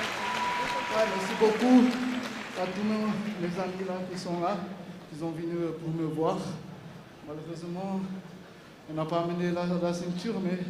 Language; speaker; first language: French; non-native, fluent; Portuguese